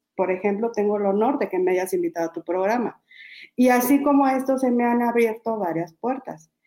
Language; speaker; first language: Spanish; native; Spanish